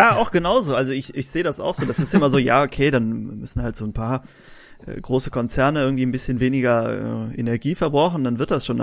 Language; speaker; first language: German; native; German